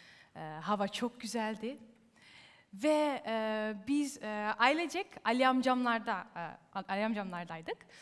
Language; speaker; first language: Turkish; early bilingual, heritage; Turkish